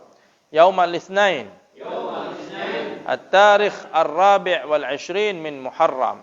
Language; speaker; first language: Arabic; non-native, fluent; Indonesian